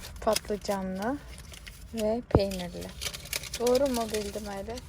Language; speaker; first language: Turkish; early bilingual, heritage; Turkish